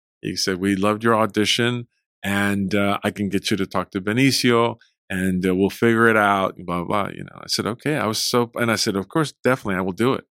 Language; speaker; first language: English; early bilingual, other home language; Spanish